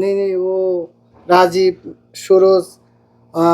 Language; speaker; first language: Hindi; non-native, local second language; Bangla